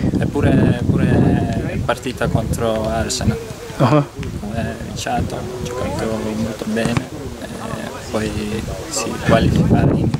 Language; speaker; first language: Italian; non-native, learner; Estonian